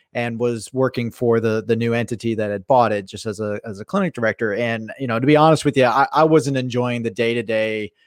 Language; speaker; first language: English; native; English